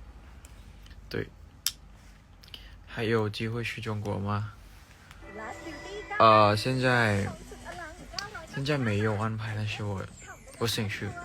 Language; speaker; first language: Chinese; non-native, fluent; Thai